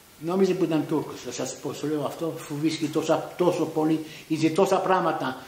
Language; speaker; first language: Greek; early bilingual, heritage; Greek